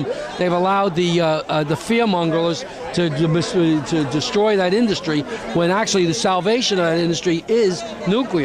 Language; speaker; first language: English; native; English